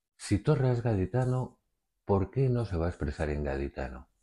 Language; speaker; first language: Spanish; native; Spanish